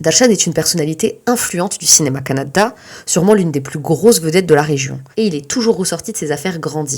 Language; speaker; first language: French; native; French